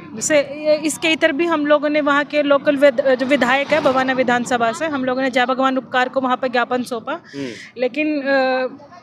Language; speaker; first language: Hindi; native; Hindi